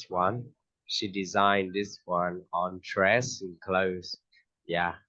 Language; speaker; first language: English; non-native, fluent; Vietnamese